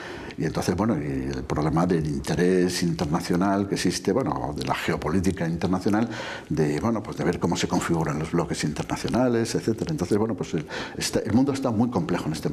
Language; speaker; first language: Spanish; native; Spanish